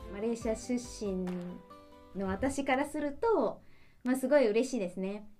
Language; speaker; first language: Japanese; non-native, fluent; Malay